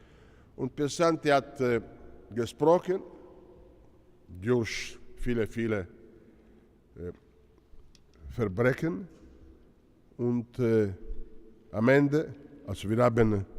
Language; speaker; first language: German; non-native, learner; Italian